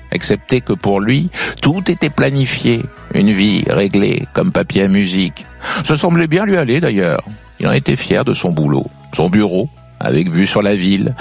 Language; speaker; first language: French; native; French